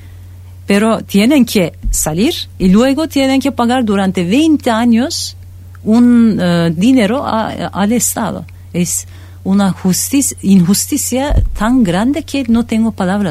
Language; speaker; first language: Spanish; non-native, fluent; Turkish